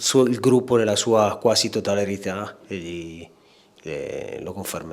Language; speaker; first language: Italian; native; Italian